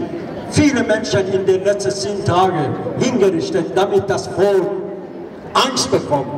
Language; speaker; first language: German; non-native, fluent; Persian